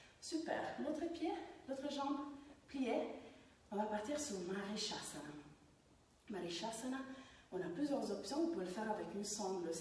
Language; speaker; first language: French; non-native, fluent; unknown